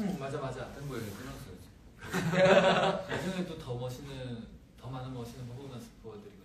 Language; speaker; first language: Korean; non-native, fluent; Chinese